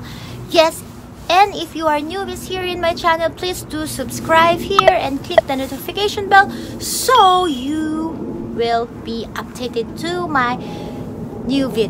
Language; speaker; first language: English; non-native, local second language; Filipino